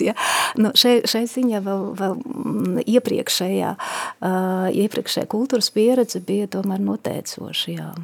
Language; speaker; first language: Latvian; non-native, local second language; Russian